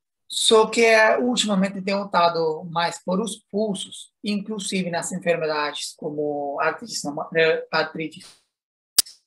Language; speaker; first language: Portuguese; non-native, fluent; Spanish